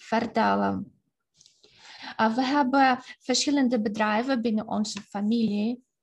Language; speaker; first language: Dutch; non-native, fluent; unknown